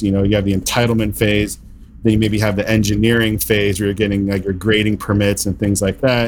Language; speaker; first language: English; native; English